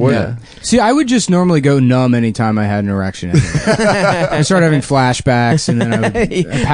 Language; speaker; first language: English; native; English